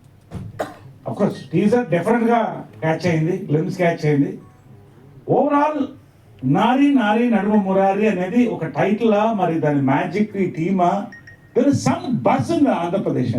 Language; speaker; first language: Telugu; native; Telugu